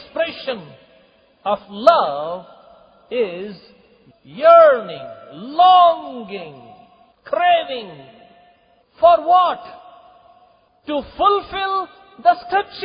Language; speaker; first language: English; non-native, local second language; Kannada